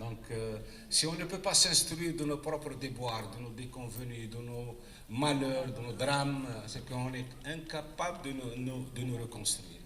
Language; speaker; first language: French; non-native, local second language; Arabic